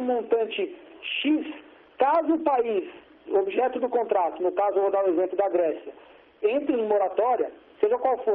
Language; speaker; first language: Portuguese; native; Portuguese